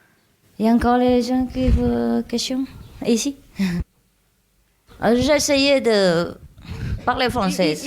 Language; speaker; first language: French; non-native, learner; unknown